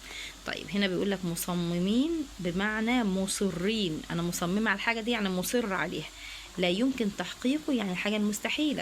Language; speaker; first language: Arabic; native; Arabic